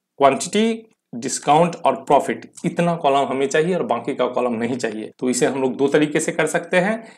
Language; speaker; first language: Hindi; native; Hindi